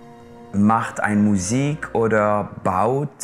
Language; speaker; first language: German; non-native, local second language; French